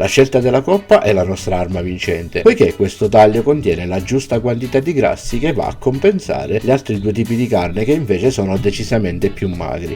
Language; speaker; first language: Italian; native; Italian